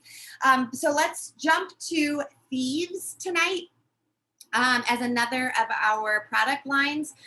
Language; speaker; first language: English; native; English